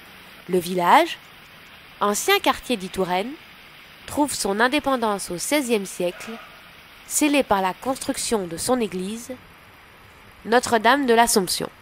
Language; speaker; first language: French; native; French